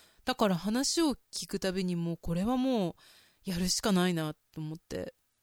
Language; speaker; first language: Japanese; native; Japanese